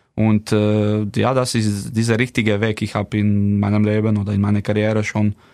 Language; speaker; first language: German; non-native, fluent; Slovenian